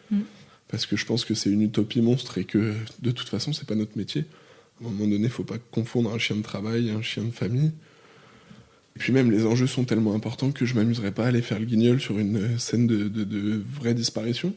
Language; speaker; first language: French; native; French